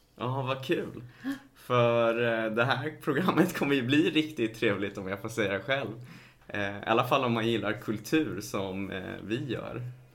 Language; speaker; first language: Swedish; native; Swedish